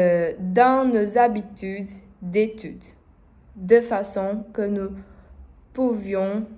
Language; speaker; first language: French; non-native, learner; Portuguese